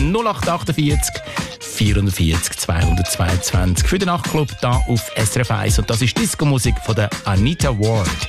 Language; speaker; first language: German; native; German